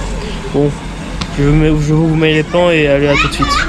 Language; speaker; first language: French; native; French